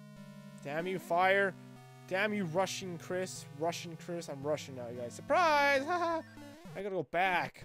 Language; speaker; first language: English; native; English